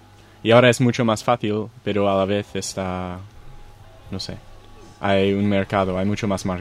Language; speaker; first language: Spanish; non-native, fluent; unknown